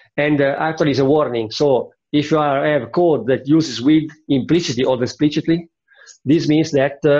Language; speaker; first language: English; non-native, fluent; Italian